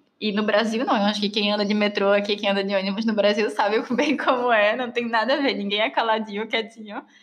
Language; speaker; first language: Portuguese; native; Portuguese